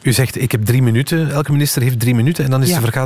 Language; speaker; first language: Dutch; native; Dutch